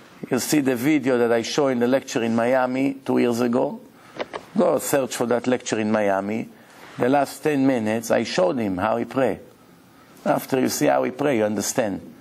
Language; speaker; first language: English; non-native, fluent; Hebrew